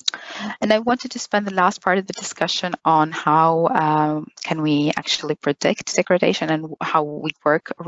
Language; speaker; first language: English; non-native, fluent; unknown